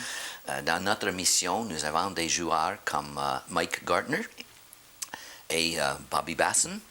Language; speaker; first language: French; non-native, learner; English